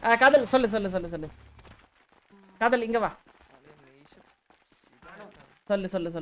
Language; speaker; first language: Tamil; non-native, learner; Malayalam